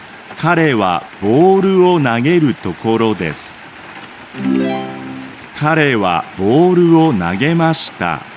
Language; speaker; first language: Japanese; non-native, learner; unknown